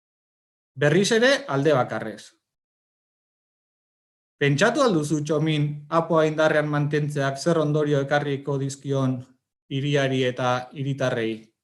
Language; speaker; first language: Basque; native; Basque